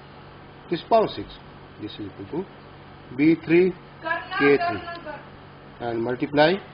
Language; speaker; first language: English; non-native, local second language; Urdu